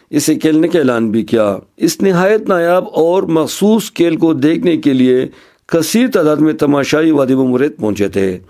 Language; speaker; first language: Urdu; non-native, local second language; Khowar